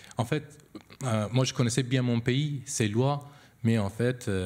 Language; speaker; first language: French; non-native, fluent; Persian